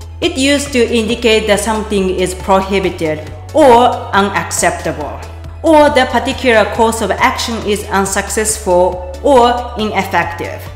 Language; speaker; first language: English; non-native, fluent; Japanese